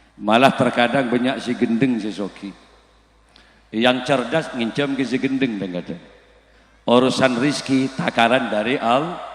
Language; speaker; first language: Indonesian; non-native, local second language; Madurese